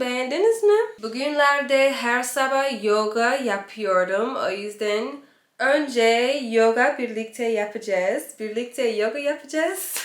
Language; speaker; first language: Turkish; non-native, learner; English